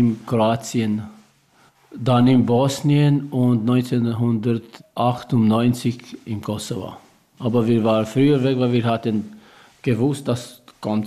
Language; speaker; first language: German; non-native, learner; Albanian